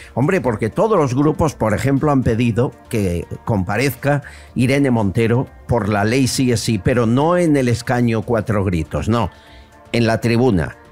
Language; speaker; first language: Spanish; native; Spanish